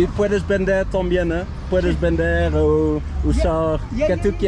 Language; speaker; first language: Spanish; non-native, learner; Dutch